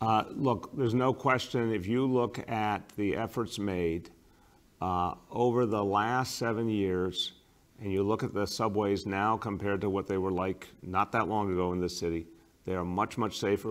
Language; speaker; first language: English; native; English